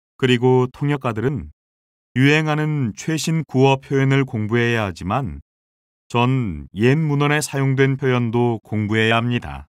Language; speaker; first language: Korean; native; Korean